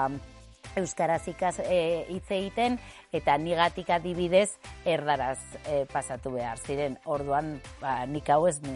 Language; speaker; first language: Basque; non-native, local second language; Spanish